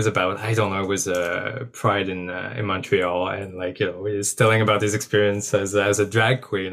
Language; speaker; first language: English; non-native, fluent; French